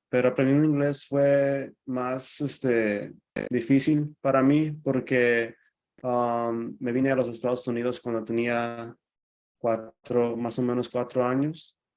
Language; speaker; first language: Spanish; early bilingual, other home language; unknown